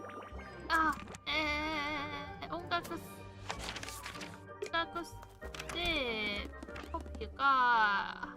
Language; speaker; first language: Japanese; non-native, learner; Chinese